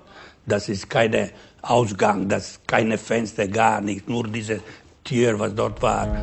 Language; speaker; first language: German; non-native, learner; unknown